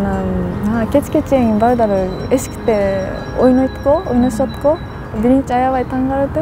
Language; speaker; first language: Kyrgyz; non-native, fluent; Japanese